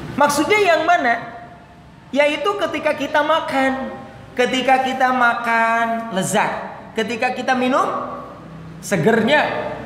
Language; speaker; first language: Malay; non-native, local second language; Sundanese